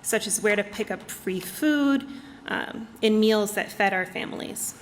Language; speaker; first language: English; native; English